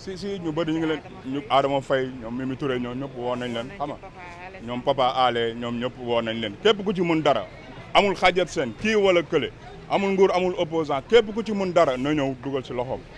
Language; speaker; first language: Wolof; native; Wolof